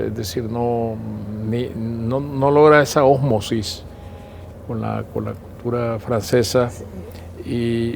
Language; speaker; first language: Spanish; native; Spanish